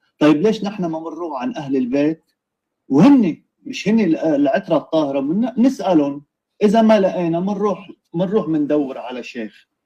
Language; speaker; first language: Arabic; native; Arabic